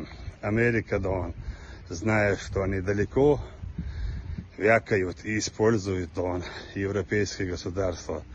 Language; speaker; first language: Russian; non-native, local second language; Chechen